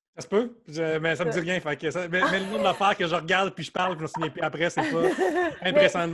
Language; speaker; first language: French; native; French